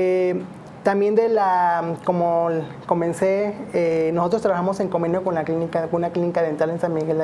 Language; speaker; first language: Spanish; native; Spanish